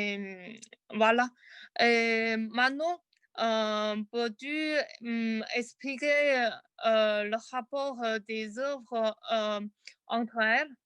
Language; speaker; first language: French; non-native, learner; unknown